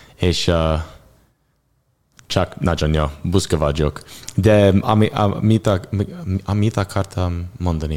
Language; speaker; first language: Hungarian; non-native, learner; English